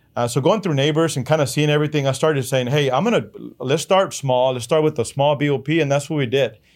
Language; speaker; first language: English; early bilingual, other home language; Spanish